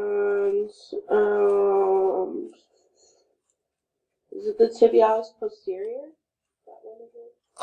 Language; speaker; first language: English; native; English